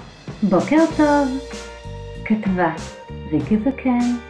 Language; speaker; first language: Hebrew; native; Hebrew